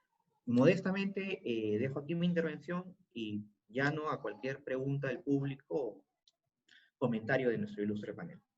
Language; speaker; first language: Spanish; native; Spanish